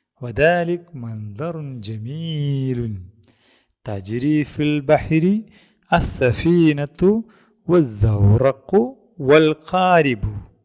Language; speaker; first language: Arabic; non-native, fluent; Malayalam